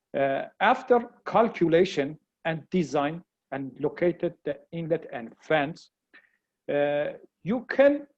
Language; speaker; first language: English; non-native, learner; Persian